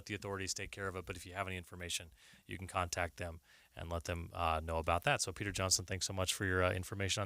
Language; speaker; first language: English; native; English